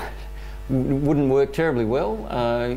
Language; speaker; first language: English; native; English